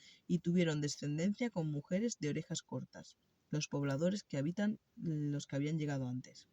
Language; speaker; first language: Spanish; native; Spanish